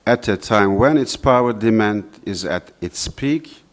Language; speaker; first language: English; non-native, fluent; Turkish